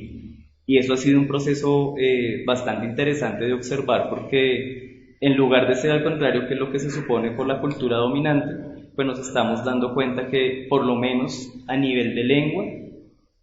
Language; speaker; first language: Spanish; native; Spanish